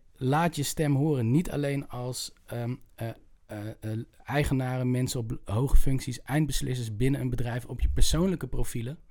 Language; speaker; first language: Dutch; native; Dutch